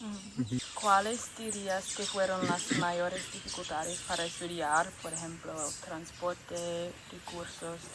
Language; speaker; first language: Spanish; non-native, learner; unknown